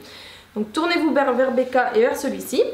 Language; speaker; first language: French; native; French